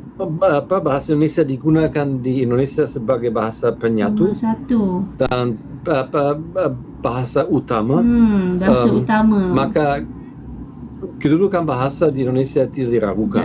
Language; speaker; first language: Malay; non-native, fluent; German